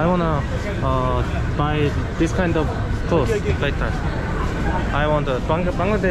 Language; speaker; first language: English; non-native, fluent; Korean